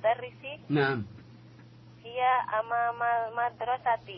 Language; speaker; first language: Arabic; non-native, learner; Indonesian